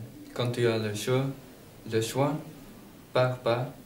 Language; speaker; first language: French; non-native, learner; Dutch